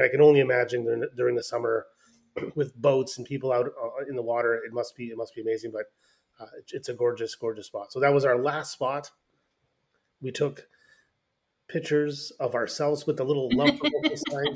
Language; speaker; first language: English; native; English